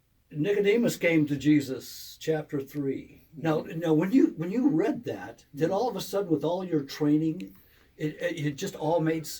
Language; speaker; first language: English; native; English